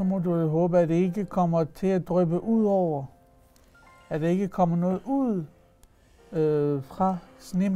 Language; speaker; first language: Danish; native; Danish